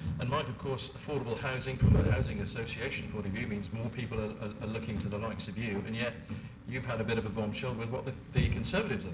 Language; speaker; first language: English; native; English